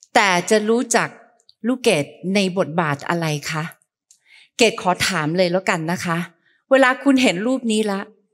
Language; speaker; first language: Thai; early bilingual, heritage; Thai